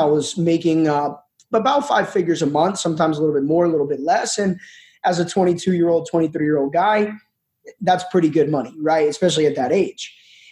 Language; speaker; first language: English; native; English